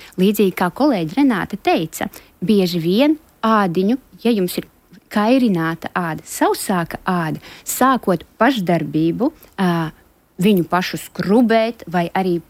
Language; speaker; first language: Latvian; non-native, local second language; Russian